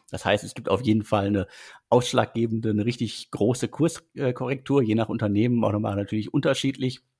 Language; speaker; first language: German; native; German